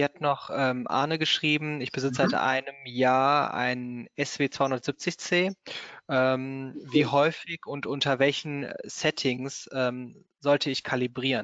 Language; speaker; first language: German; native; German